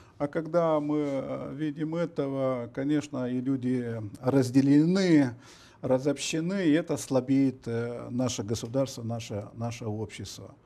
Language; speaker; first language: Russian; non-native, local second language; Romanian